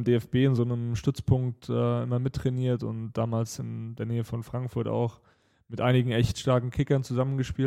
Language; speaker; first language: German; native; German